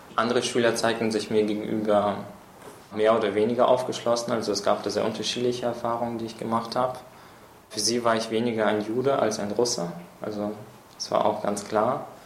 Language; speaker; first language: German; early bilingual, other home language; Russian